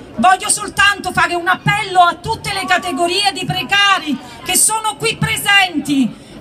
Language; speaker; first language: Italian; native; Italian